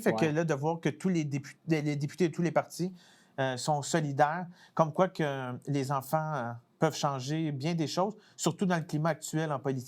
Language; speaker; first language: French; native; French